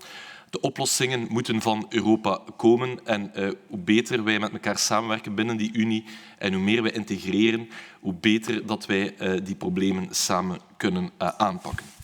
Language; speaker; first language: Dutch; native; Dutch